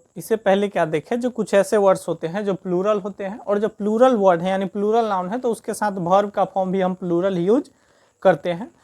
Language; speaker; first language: Hindi; native; Hindi